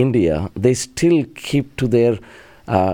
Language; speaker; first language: English; non-native, local second language; Malayalam